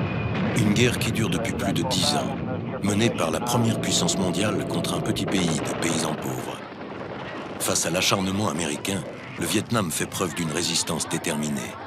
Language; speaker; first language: French; native; French